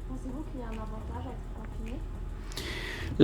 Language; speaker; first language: French; native; French